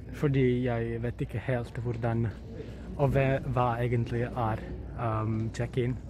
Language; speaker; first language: Norwegian; non-native, learner; Italian